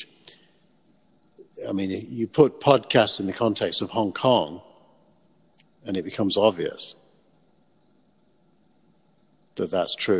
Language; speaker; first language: English; native; English